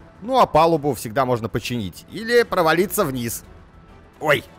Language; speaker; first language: Russian; native; Russian